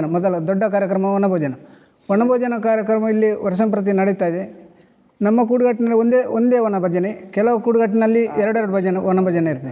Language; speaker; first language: Kannada; non-native, local second language; Konkani